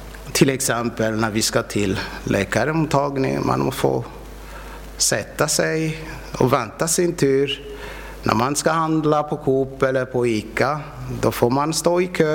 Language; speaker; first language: Swedish; non-native, fluent; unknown